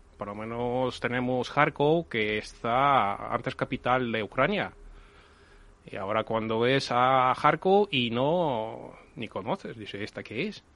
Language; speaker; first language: Spanish; non-native, learner; Ukrainian